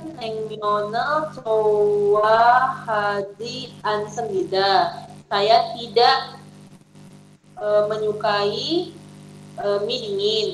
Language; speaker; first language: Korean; non-native, learner; Indonesian